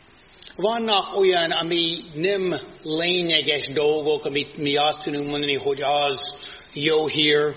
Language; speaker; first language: Hungarian; non-native, fluent; English